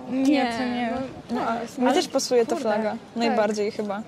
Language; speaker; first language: Polish; native; Polish